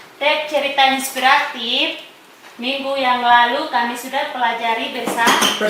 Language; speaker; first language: Indonesian; non-native, local second language; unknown